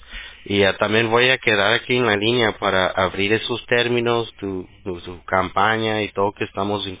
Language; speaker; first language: Spanish; early bilingual, heritage; Spanish